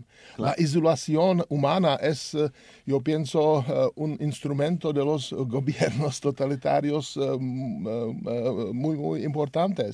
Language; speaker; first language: Spanish; non-native, learner; Czech